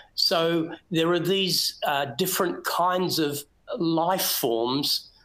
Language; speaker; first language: English; native; English